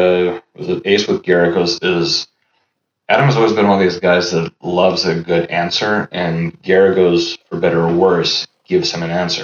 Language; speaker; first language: English; early bilingual, other home language; Russian